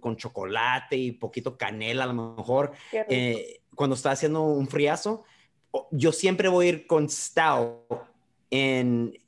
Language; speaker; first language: Spanish; early bilingual, heritage; Spanish